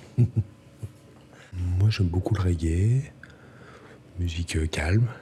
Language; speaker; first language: French; native; French